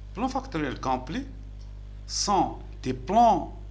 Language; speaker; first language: French; non-native, local second language; Arabic